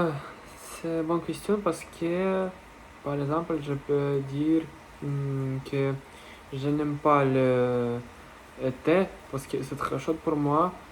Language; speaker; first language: French; non-native, learner; Russian